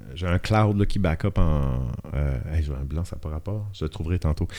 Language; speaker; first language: French; native; French